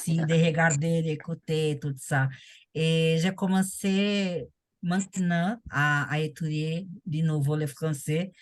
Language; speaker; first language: French; non-native, learner; Portuguese